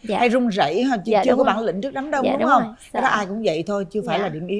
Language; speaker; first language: Vietnamese; native; Vietnamese